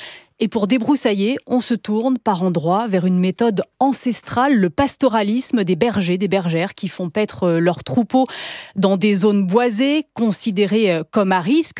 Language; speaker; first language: French; native; French